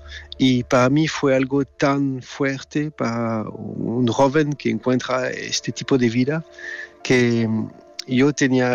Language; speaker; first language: Spanish; non-native, learner; French